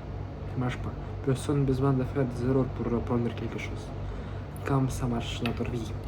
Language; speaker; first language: French; non-native, learner; Russian